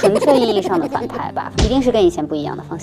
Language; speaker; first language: Chinese; native; Chinese